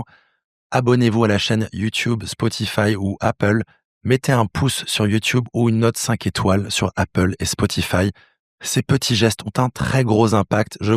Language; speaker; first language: French; native; French